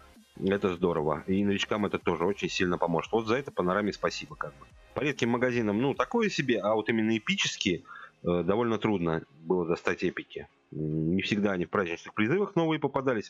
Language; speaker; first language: Russian; native; Russian